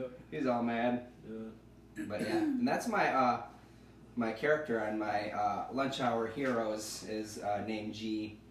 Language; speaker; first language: English; native; English